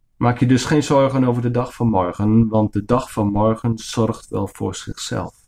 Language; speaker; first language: Dutch; non-native, local second language; Western Frisian